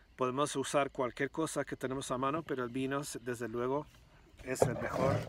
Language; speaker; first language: Spanish; non-native, fluent; English